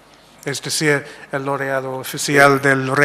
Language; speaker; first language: Spanish; non-native, fluent; English